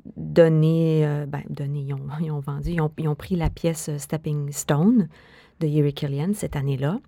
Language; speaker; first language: French; native; French